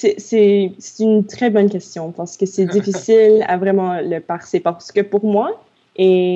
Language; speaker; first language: French; non-native, local second language; English